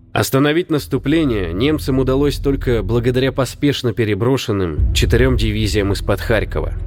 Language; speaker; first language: Russian; native; Russian